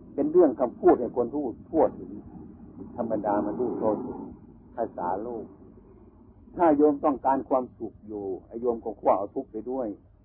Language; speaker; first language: Thai; native; Thai